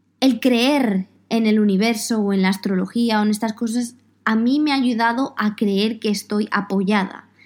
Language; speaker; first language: Spanish; native; Spanish